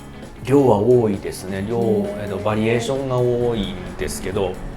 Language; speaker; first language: Japanese; native; Japanese